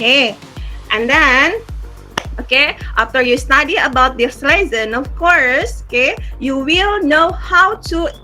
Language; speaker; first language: English; non-native, fluent; Indonesian